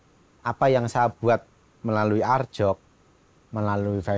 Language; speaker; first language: Indonesian; native; Indonesian